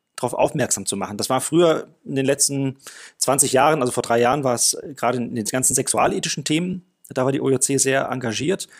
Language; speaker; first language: German; non-native, fluent; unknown